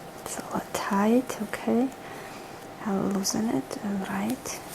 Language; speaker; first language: English; non-native, fluent; Georgian